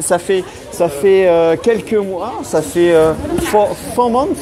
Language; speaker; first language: French; native; French